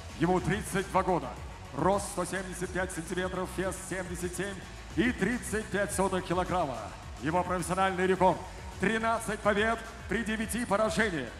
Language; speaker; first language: Russian; native; Russian